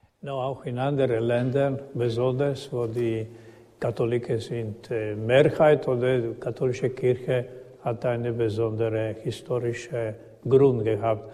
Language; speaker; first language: German; non-native, learner; Croatian